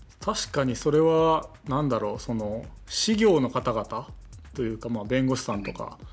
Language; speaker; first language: Japanese; native; Japanese